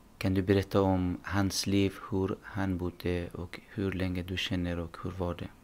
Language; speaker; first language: Swedish; non-native, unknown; Persian